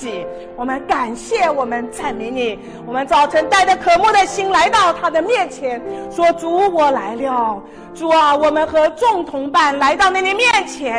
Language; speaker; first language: Chinese; native; Chinese